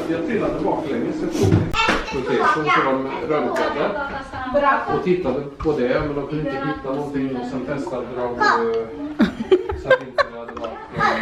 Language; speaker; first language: Swedish; native; Swedish